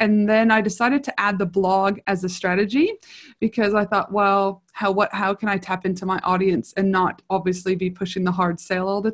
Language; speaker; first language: English; native; English